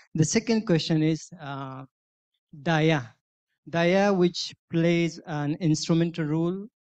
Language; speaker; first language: English; non-native, fluent; Persian